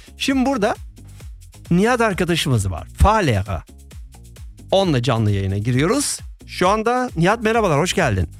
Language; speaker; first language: Turkish; early bilingual, heritage; Turkish